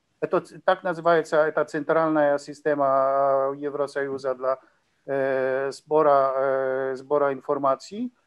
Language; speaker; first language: Russian; non-native, learner; Polish